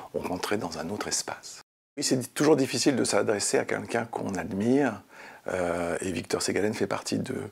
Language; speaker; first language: French; native; French